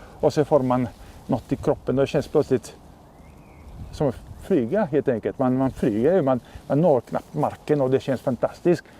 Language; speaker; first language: Swedish; non-native, fluent; Czech